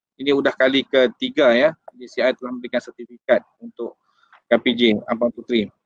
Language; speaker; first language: Malay; native; Malay